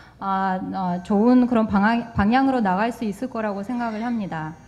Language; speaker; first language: Korean; non-native, fluent; Kyrgyz